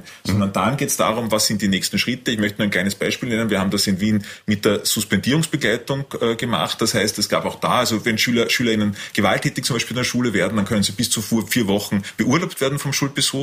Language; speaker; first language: German; native; German